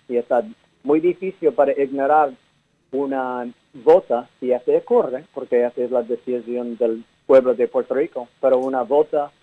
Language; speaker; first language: Spanish; early bilingual, heritage; English